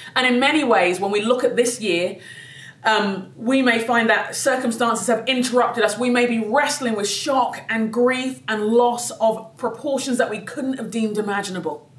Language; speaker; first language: English; native; English